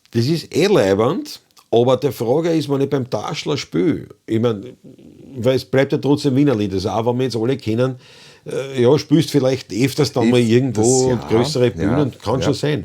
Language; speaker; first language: German; native; German